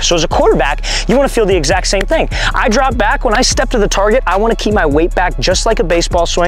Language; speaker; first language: English; native; English